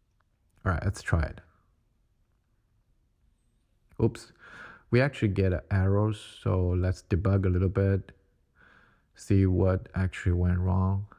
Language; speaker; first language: English; non-native, fluent; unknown